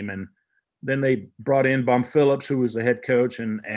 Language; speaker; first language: English; non-native, fluent; Danish